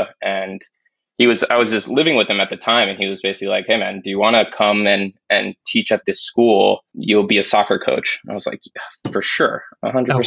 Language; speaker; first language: English; native; English